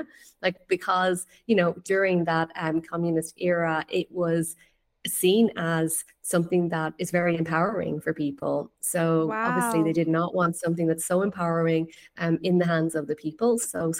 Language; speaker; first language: English; native; English